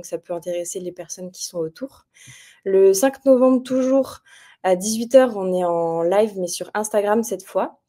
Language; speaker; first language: French; native; French